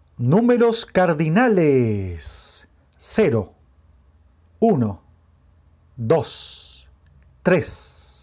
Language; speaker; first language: Spanish; non-native, fluent; Portuguese